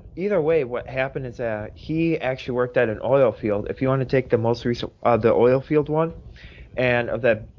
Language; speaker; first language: English; early bilingual, other home language; Russian